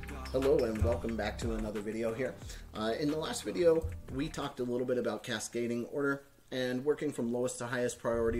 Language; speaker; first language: English; native; English